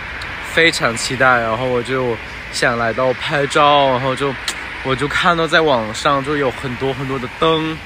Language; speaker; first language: Chinese; non-native, fluent; Thai